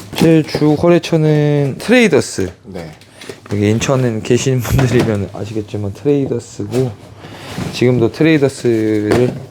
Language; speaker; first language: Korean; native; Korean